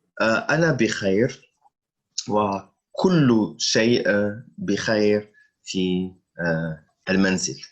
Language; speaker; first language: Arabic; non-native, fluent; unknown